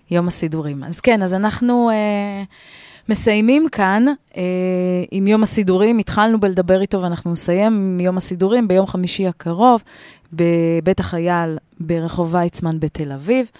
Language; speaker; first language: Hebrew; native; Hebrew